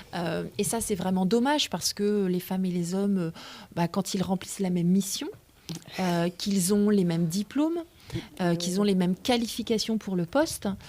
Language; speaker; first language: French; native; French